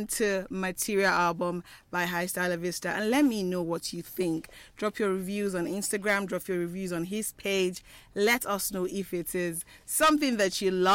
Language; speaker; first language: English; non-native, local second language; Igbo